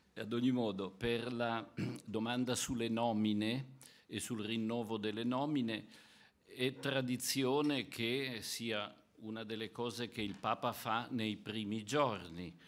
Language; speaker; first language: Italian; native; Italian